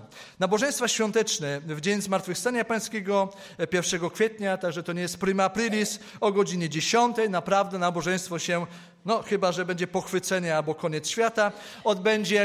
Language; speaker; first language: Polish; native; Polish